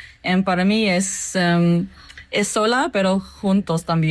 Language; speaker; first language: Spanish; non-native, fluent; English